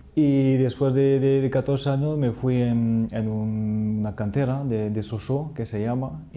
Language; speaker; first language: Spanish; non-native, fluent; French